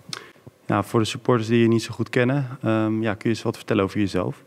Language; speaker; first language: Dutch; native; Dutch